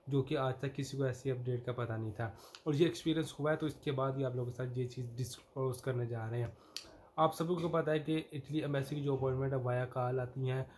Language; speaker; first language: Urdu; non-native, local second language; Punjabi